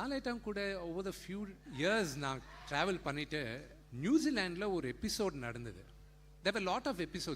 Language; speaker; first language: Tamil; non-native, local second language; Telugu